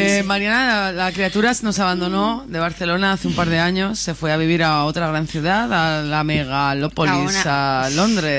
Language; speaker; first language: Spanish; native; Spanish